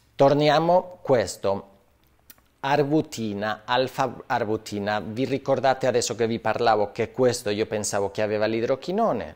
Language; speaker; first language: Italian; non-native, fluent; Spanish